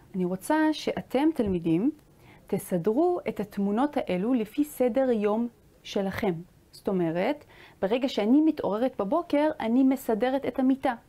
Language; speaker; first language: Hebrew; native; Hebrew